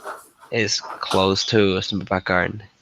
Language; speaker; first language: English; non-native, learner; Thai